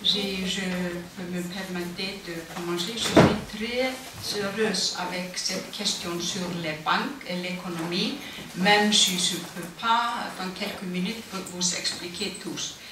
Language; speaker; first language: French; non-native, fluent; Icelandic